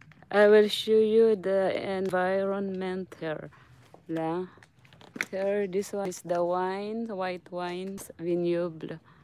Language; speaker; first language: English; non-native, local second language; Filipino